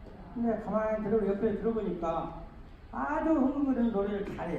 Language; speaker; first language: Korean; native; Korean